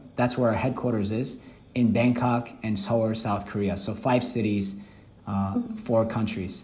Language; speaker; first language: English; early bilingual, other home language; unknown